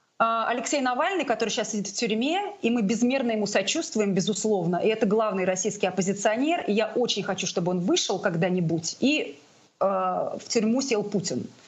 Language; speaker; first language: Russian; non-native, local second language; Tatar